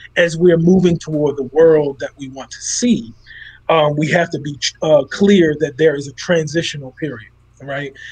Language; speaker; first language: English; native; English